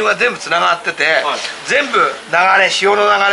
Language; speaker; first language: Japanese; native; Japanese